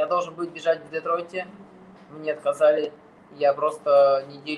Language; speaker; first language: Russian; non-native, fluent; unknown